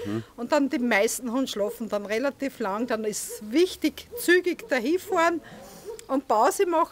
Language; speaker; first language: German; native; German